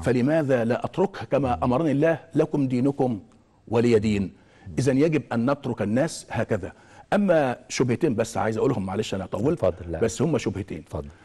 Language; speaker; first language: Arabic; native; Arabic